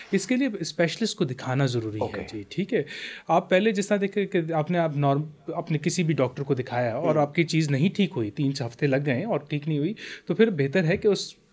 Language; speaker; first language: Urdu; native; Urdu